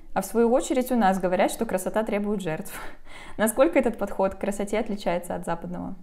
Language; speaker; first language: Russian; native; Russian